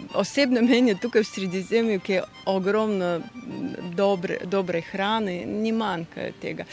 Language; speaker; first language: Slovenian; non-native, fluent; Russian